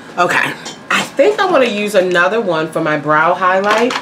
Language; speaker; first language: English; native; English